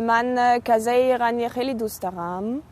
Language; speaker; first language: Persian; non-native, learner; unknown